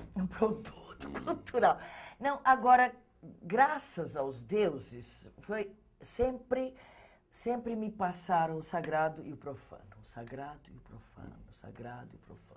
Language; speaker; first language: Portuguese; native; Portuguese